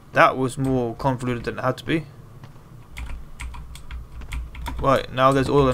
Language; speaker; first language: English; native; English